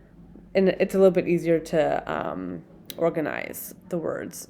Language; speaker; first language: English; native; English